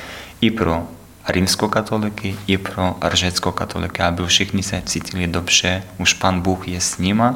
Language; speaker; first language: Czech; non-native, learner; Ukrainian